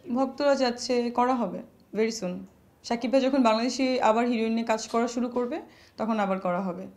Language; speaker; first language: Bangla; native; Bangla